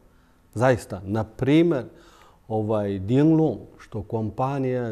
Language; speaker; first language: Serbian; non-native, fluent; Chinese